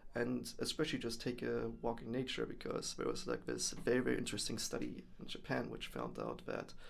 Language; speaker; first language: English; non-native, fluent; German